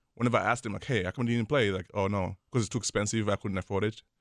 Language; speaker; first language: English; non-native, local second language; Swahili